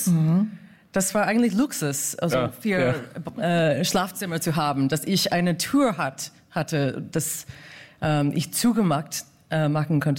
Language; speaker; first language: German; non-native, fluent; English